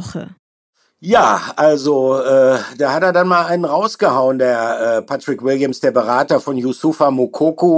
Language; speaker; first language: German; native; German